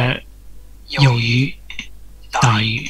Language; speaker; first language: Chinese; non-native, learner; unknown